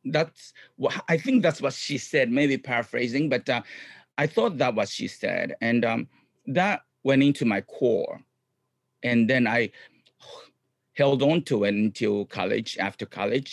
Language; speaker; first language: English; non-native, fluent; Japanese